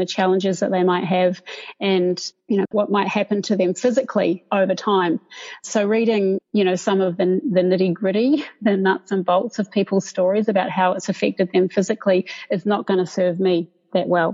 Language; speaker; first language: English; native; English